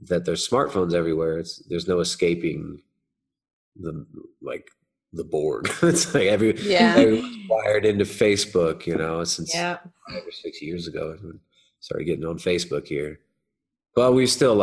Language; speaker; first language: English; native; English